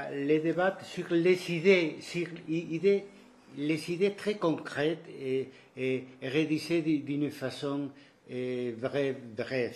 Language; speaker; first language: French; non-native, fluent; Spanish